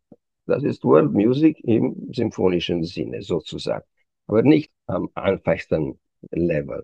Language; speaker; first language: German; non-native, fluent; Romanian